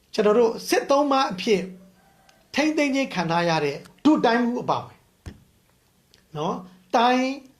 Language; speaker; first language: Burmese; native; Burmese